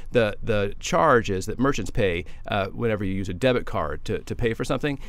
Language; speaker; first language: English; native; English